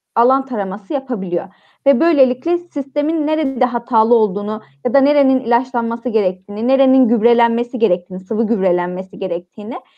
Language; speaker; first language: Turkish; native; Turkish